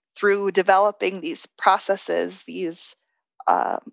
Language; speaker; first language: English; native; English